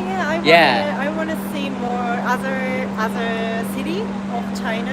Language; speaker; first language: English; non-native, learner; Japanese